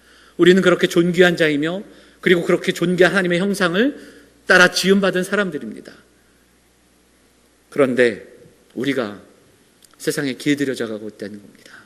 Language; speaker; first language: Korean; native; Korean